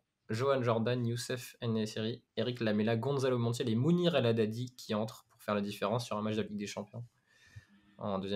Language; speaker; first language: French; native; French